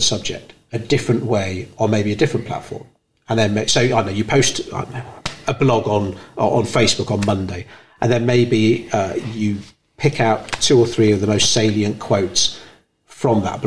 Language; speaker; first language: English; native; English